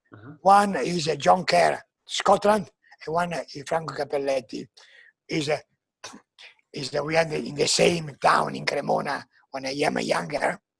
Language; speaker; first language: English; non-native, learner; Italian